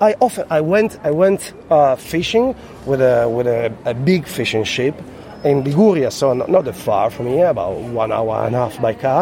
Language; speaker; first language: English; non-native, fluent; Italian